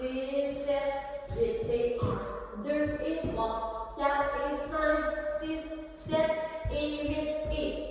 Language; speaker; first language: French; native; French